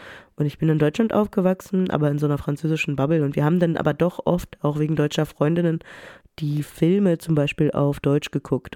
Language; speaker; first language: German; early bilingual, other home language; French